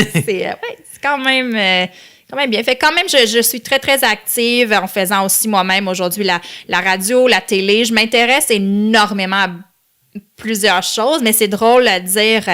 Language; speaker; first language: French; non-native, local second language; Italian